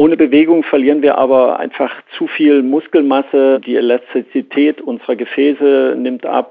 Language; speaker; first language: German; native; German